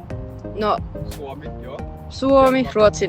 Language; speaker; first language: Finnish; native; Finnish